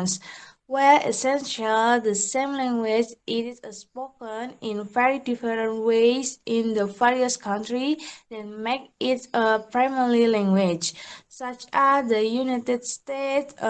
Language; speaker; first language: English; non-native, learner; Indonesian